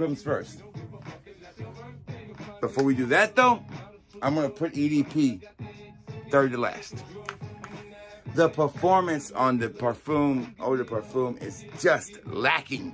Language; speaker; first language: English; native; English